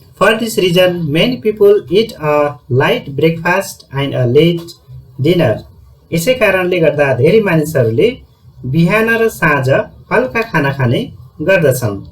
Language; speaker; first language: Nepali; native; Nepali